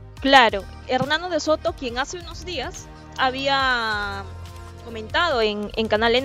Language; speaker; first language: Spanish; native; Spanish